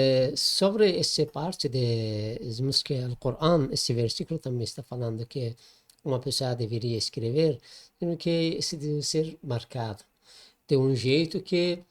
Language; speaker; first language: Portuguese; non-native, learner; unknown